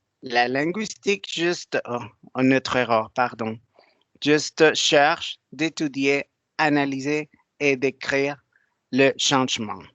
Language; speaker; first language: French; non-native, learner; Spanish